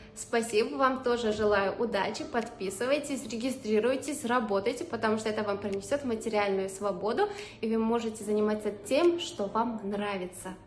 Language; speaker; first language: Russian; non-native, local second language; Uzbek